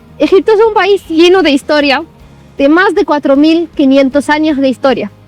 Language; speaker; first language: Spanish; non-native, fluent; Arabic